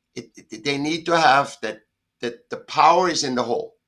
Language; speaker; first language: English; non-native, fluent; German